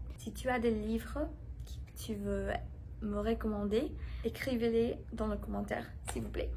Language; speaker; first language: French; non-native, learner; English